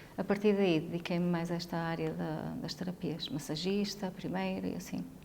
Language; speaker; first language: Portuguese; early bilingual, heritage; Portuguese